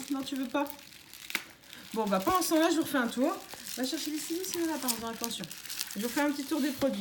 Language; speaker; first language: French; native; French